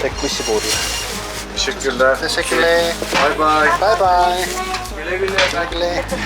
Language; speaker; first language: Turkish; non-native, learner; Korean